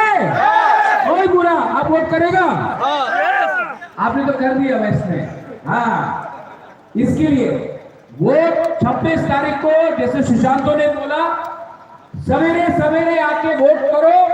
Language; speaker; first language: Hindi; non-native, local second language; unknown